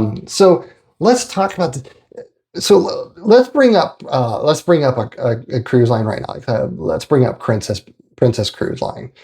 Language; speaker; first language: English; native; English